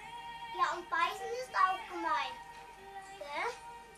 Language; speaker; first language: German; native; German